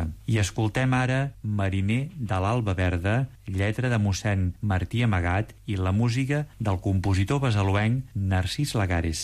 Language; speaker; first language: Catalan; native; Catalan